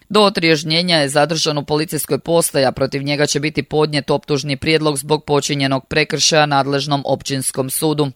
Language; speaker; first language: Croatian; native; Croatian